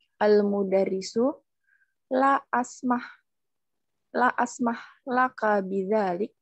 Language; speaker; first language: Arabic; non-native, learner; Indonesian